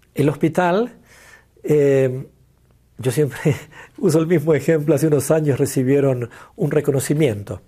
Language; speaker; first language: Spanish; native; Spanish